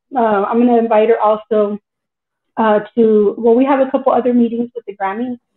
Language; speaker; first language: English; early bilingual, other home language; Spanish